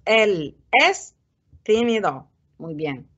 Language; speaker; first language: Spanish; non-native, fluent; Arabic